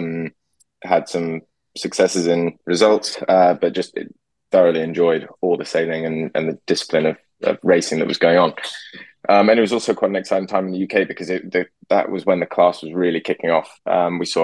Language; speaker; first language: English; native; English